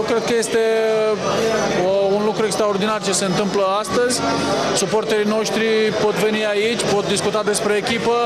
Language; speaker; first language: Romanian; native; Romanian